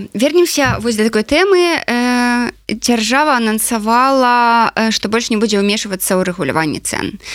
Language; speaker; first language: Belarusian; native; Belarusian